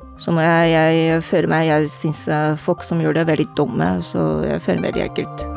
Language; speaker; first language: Norwegian; non-native, learner; Chinese